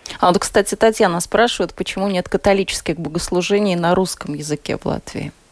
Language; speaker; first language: Russian; native; Russian